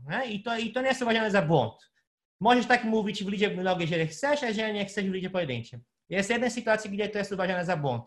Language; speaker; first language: Polish; non-native, fluent; Portuguese